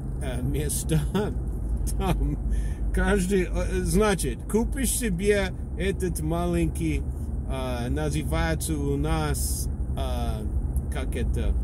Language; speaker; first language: Russian; non-native, learner; English